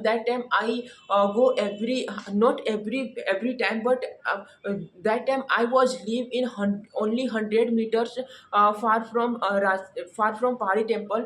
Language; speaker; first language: English; non-native, learner; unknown